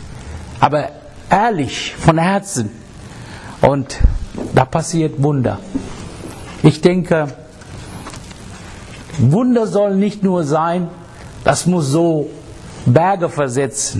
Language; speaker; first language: German; non-native, fluent; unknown